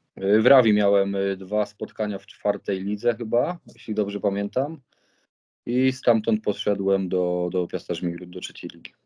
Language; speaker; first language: Polish; native; Polish